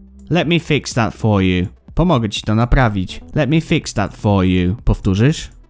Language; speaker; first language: English; non-native, fluent; Polish